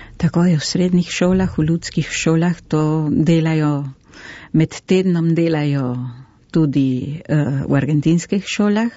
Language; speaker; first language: Slovenian; early bilingual, heritage; Slovenian